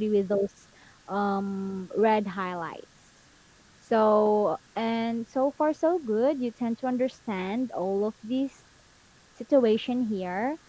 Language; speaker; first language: English; non-native, fluent; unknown